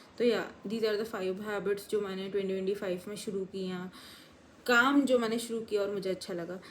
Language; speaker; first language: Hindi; native; Hindi